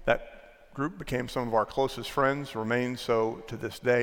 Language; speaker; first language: English; native; English